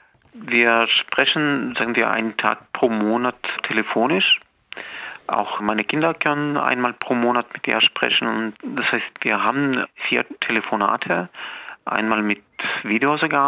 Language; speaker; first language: German; non-native, fluent; Belarusian